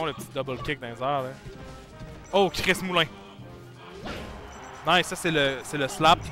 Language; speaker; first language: French; native; French